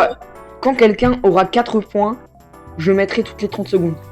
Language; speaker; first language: French; native; French